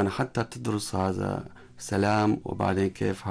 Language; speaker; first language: Arabic; non-native, learner; Chinese